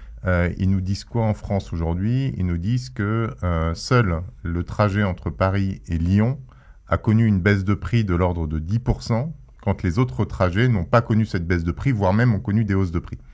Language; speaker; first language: French; native; French